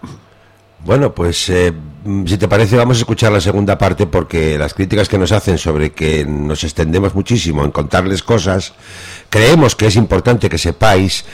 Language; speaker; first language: Spanish; native; Spanish